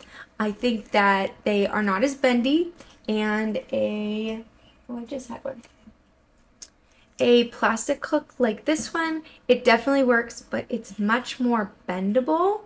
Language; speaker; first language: English; native; English